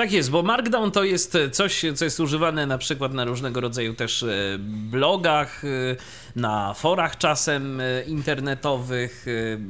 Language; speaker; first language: Polish; native; Polish